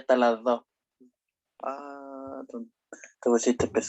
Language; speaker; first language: Spanish; native; Spanish